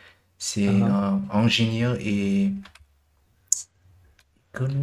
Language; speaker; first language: French; non-native, learner; German